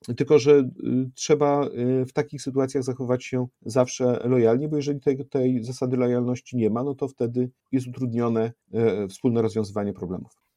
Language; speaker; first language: Polish; native; Polish